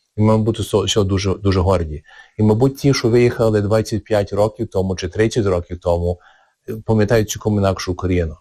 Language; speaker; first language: Ukrainian; early bilingual, heritage; Ukrainian